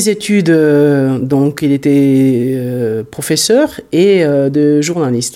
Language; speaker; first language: French; early bilingual, other home language; Hungarian